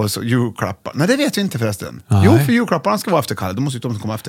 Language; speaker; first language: Swedish; native; Swedish